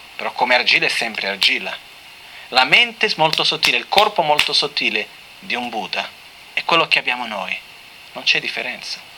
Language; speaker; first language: Italian; non-native, fluent; Portuguese